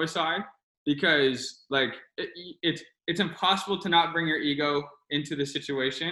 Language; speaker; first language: English; native; English